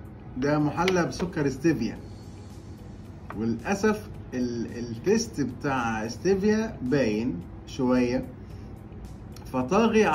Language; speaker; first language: Arabic; native; Arabic